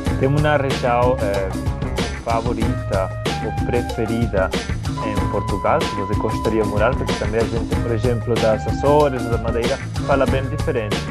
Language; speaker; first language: Spanish; non-native, fluent; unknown